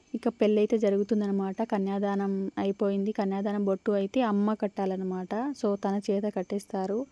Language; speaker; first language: Telugu; native; Telugu